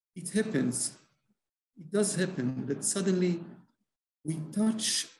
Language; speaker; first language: English; non-native, fluent; Hebrew